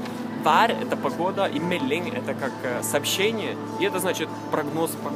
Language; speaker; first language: Russian; non-native, fluent; Norwegian